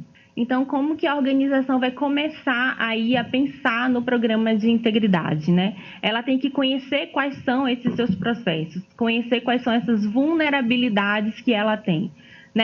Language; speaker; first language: Portuguese; native; Portuguese